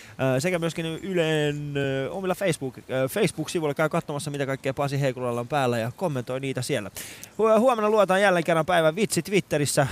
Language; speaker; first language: Finnish; non-native, fluent; Persian